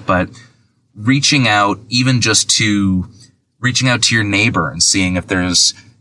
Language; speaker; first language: English; native; English